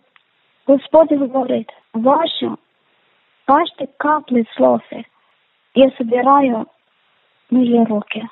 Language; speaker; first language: Ukrainian; non-native, learner; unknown